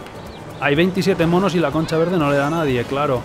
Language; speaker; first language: Spanish; native; Spanish